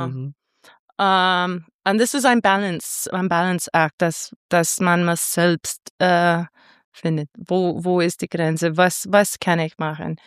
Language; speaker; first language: German; non-native, fluent; English